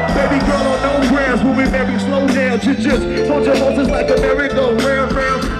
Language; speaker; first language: English; native; English